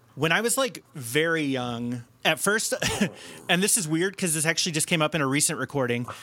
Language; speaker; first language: English; native; English